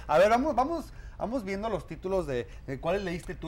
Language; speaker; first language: Spanish; native; Spanish